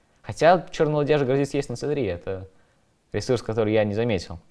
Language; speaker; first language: Russian; native; Russian